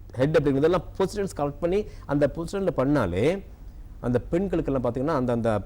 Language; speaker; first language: Tamil; non-native, local second language; Malayalam